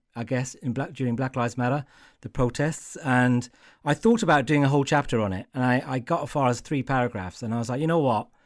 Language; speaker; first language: English; native; English